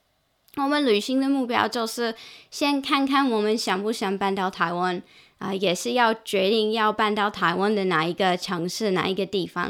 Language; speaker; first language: Chinese; non-native, fluent; English